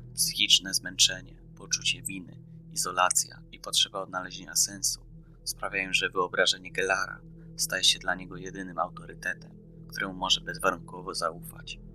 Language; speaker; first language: Polish; native; Polish